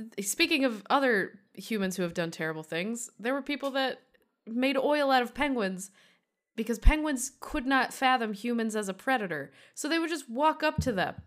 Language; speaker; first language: English; native; English